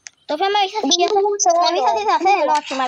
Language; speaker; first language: Spanish; native; Spanish